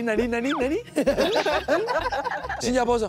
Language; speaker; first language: Chinese; native; Chinese